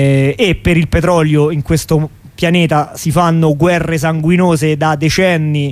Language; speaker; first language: Italian; native; Italian